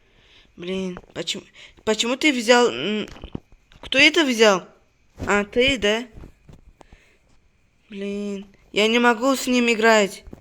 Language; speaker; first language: Russian; non-native, local second language; Uzbek